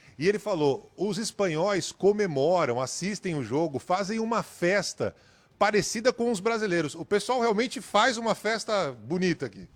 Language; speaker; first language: Portuguese; native; Portuguese